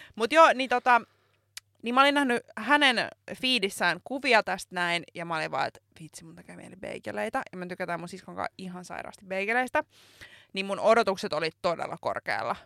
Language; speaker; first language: Finnish; native; Finnish